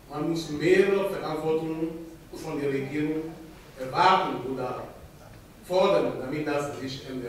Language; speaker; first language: German; non-native, fluent; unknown